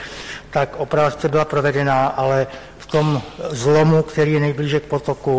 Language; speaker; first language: Czech; native; Czech